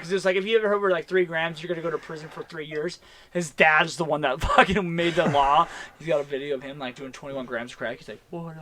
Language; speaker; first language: English; native; English